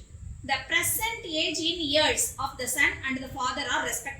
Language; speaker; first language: English; non-native, local second language; Tamil